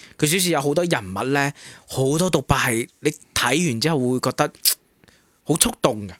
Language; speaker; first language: Cantonese; non-native, local second language; Min Nan Chinese